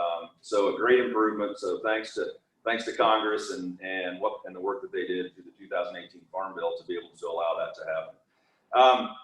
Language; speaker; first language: English; native; English